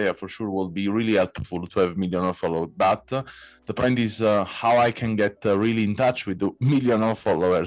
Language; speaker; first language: English; non-native, learner; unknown